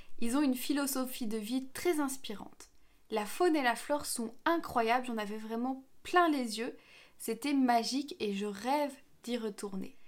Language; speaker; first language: French; native; French